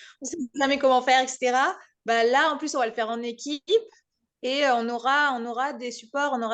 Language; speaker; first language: French; native; French